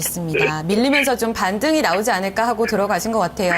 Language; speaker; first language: Korean; native; Korean